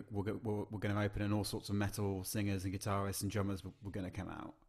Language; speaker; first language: English; native; English